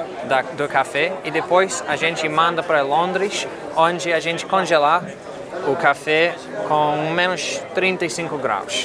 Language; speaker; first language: Portuguese; non-native, fluent; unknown